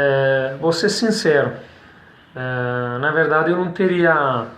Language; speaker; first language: Portuguese; non-native, fluent; Italian